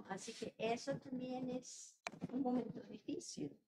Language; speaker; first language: Spanish; non-native, fluent; English